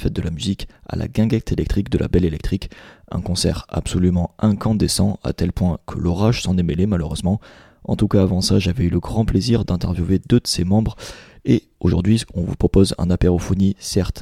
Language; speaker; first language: French; native; French